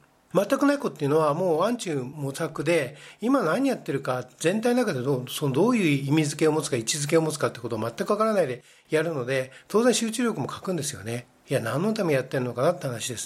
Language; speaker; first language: Japanese; native; Japanese